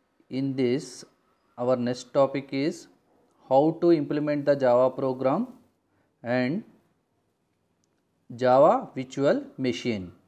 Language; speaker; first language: English; non-native, local second language; Telugu